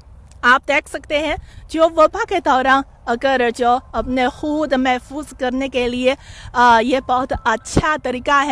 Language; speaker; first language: Hindi; non-native, fluent; Chinese